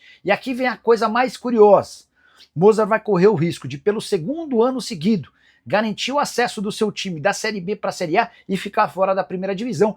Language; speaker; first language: Portuguese; native; Portuguese